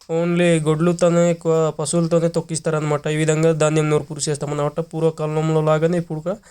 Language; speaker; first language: Telugu; non-native, local second language; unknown